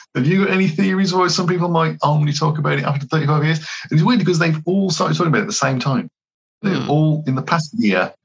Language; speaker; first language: English; native; English